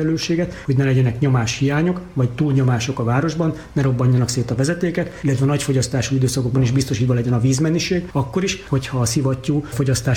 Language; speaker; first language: Hungarian; native; Hungarian